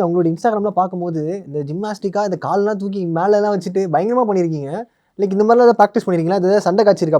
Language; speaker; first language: Tamil; native; Tamil